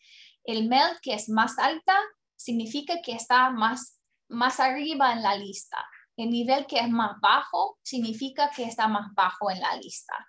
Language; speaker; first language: Spanish; non-native, learner; English